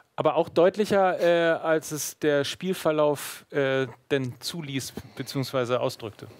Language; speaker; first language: German; native; German